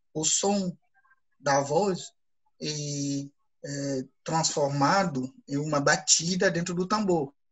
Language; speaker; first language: Portuguese; non-native, fluent; Ewe